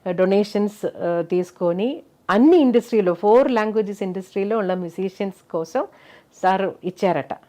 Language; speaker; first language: Telugu; non-native, local second language; Malayalam